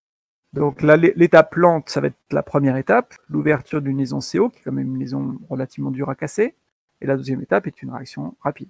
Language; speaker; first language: French; native; French